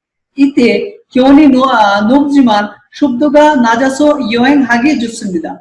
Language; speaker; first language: Korean; non-native, fluent; Bangla